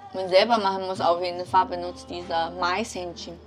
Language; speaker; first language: German; non-native, learner; Chinese